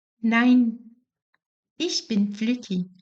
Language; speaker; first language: German; non-native, fluent; Portuguese